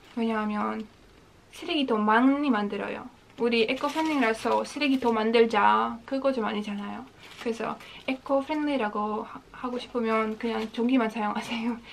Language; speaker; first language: Korean; non-native, fluent; Latvian